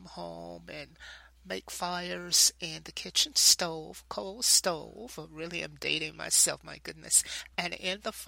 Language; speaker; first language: English; native; English